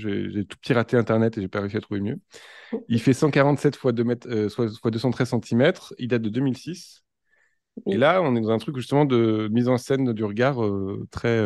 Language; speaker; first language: French; native; French